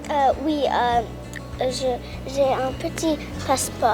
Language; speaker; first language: French; native; French